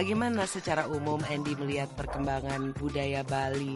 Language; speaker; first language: Indonesian; native; Indonesian